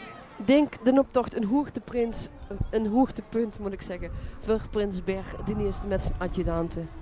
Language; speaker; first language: Dutch; native; Dutch